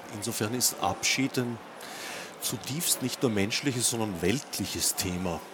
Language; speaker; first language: German; native; German